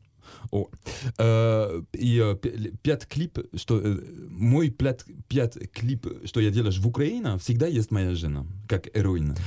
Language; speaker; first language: Russian; non-native, learner; French